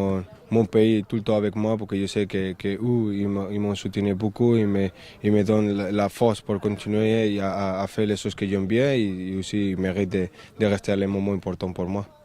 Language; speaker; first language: French; non-native, fluent; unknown